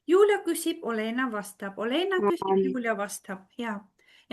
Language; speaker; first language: Estonian; non-native, fluent; Russian